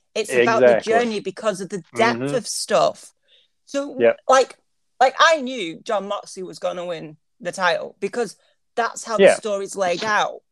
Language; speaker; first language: English; native; English